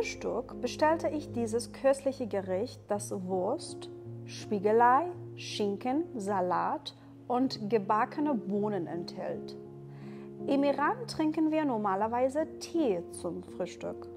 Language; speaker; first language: German; non-native, fluent; Persian